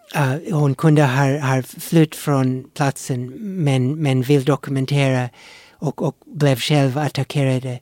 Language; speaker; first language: Swedish; non-native, fluent; English